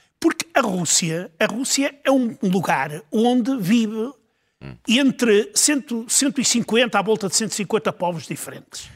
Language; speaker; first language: Portuguese; native; Portuguese